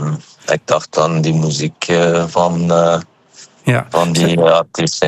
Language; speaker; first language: Dutch; non-native, fluent; Persian